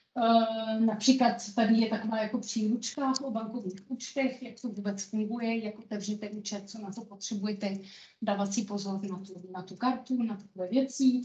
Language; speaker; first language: Czech; non-native, fluent; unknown